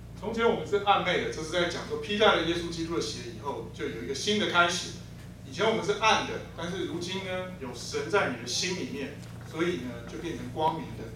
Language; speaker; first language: Chinese; native; Chinese